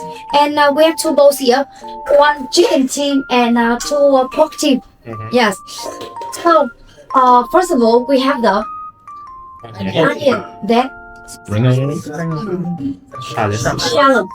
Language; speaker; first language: English; non-native, fluent; Vietnamese